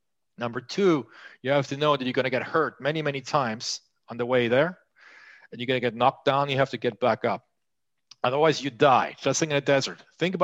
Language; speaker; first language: English; non-native, fluent; Swiss German